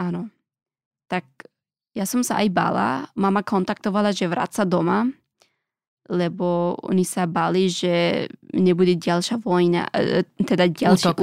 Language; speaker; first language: Slovak; non-native, learner; Pashto